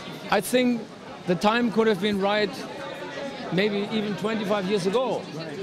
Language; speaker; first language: English; non-native, fluent; German